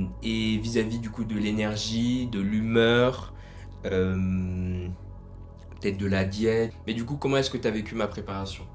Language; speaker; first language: French; native; French